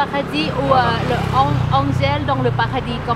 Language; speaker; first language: French; non-native, learner; Thai